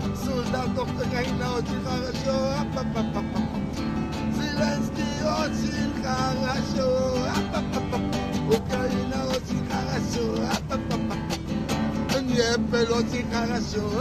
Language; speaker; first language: Russian; non-native, learner; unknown